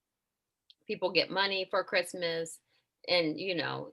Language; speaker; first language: English; native; English